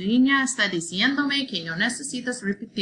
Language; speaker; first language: Spanish; non-native, learner; English